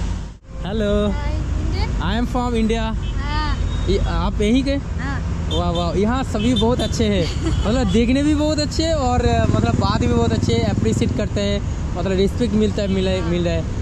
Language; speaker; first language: Hindi; non-native, local second language; Bangla